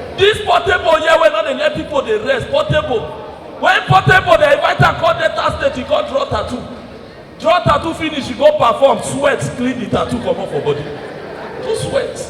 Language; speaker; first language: Nigerian Pidgin; native; Nigerian Pidgin